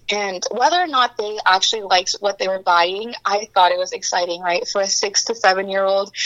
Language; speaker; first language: English; early bilingual, other home language; Chinese